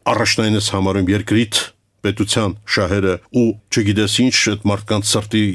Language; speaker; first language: Armenian; native; Armenian